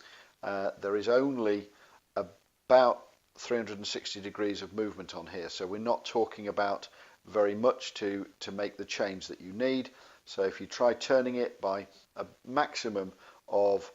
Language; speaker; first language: English; native; English